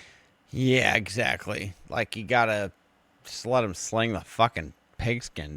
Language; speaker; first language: English; native; English